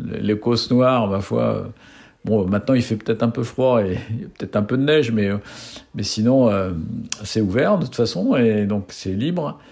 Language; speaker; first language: French; native; French